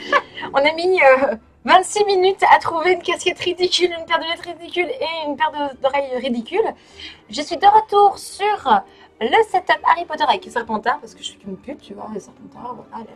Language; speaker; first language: French; native; French